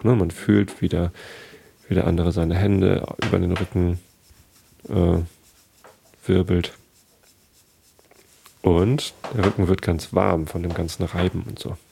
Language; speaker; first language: German; native; German